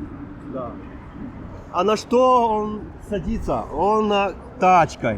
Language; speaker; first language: Russian; non-native, fluent; Chinese